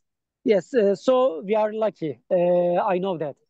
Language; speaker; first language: English; non-native, learner; Turkish